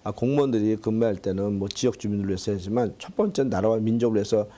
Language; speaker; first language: Korean; native; Korean